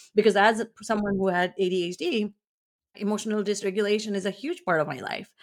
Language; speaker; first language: English; non-native, local second language; Gujarati